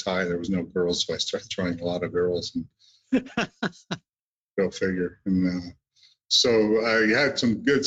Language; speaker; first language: English; native; English